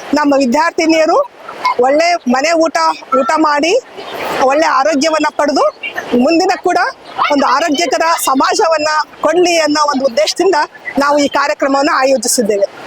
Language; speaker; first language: Kannada; native; Kannada